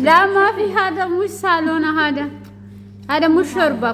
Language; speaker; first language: Arabic; non-native, learner; Amharic